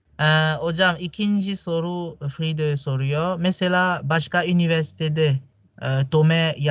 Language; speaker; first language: Turkish; non-native, fluent; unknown